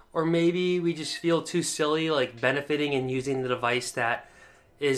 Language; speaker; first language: English; native; English